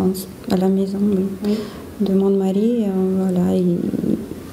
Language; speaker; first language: French; non-native, learner; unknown